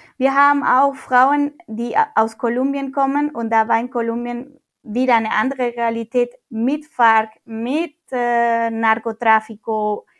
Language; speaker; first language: German; non-native, fluent; Spanish